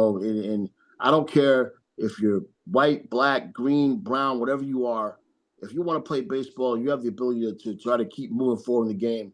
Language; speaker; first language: English; native; English